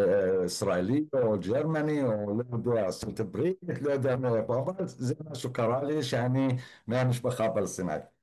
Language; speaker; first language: Hebrew; non-native, local second language; Arabic